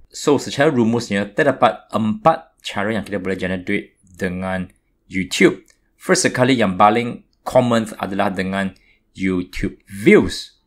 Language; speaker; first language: Malay; non-native, local second language; Chinese